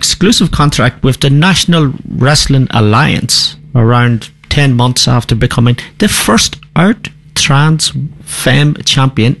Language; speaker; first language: English; native; English